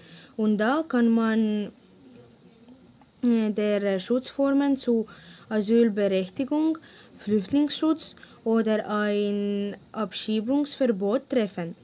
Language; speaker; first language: German; non-native, learner; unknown